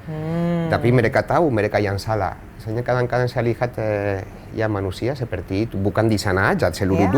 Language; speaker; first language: Indonesian; non-native, fluent; Spanish